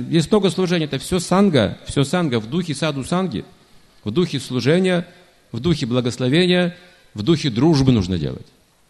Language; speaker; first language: Russian; native; Russian